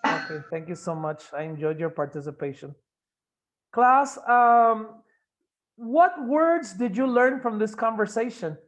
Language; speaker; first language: English; non-native, fluent; Spanish